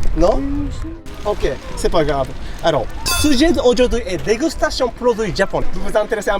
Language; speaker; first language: French; non-native, learner; Japanese